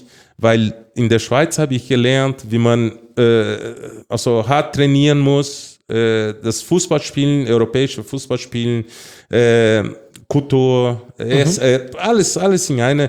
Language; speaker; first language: German; non-native, fluent; Portuguese